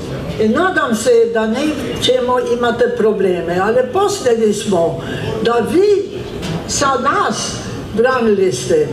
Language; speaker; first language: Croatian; non-native, learner; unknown